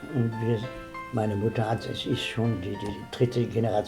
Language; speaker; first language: German; non-native, learner; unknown